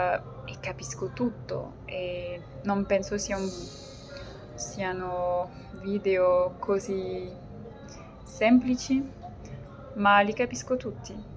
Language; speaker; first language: Italian; non-native, learner; French